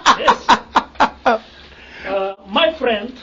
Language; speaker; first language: English; non-native, learner; Ukrainian